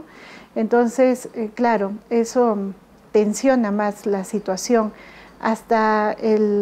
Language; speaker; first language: Spanish; native; Spanish